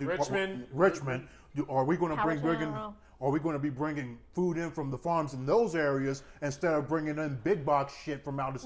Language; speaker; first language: English; native; English